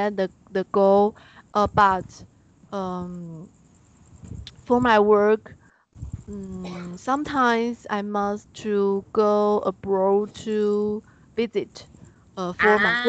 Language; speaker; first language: English; non-native, learner; Chinese